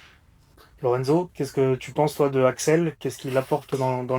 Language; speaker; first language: French; native; French